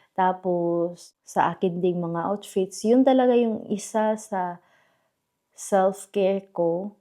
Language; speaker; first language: Filipino; non-native, local second language; Cebuano